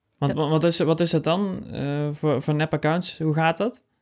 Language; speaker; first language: Dutch; native; Dutch